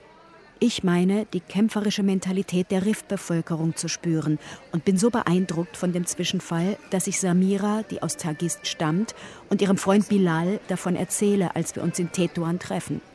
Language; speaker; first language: German; native; German